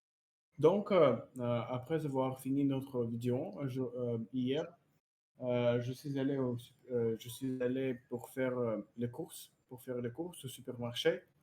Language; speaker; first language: French; non-native, learner; Russian